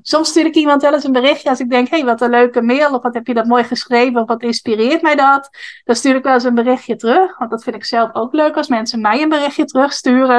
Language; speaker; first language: Dutch; native; Dutch